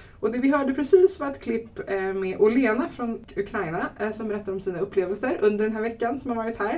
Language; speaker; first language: Swedish; native; Swedish